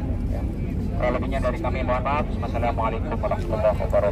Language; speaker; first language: Indonesian; native; Indonesian